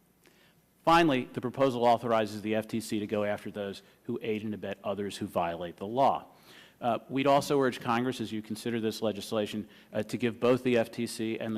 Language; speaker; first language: English; native; English